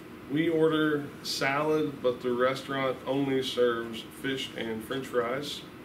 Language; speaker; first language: English; native; English